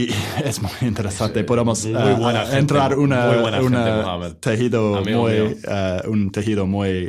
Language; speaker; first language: Spanish; non-native, learner; English